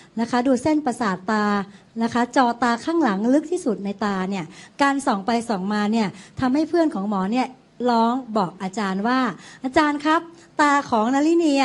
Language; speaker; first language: Thai; native; Thai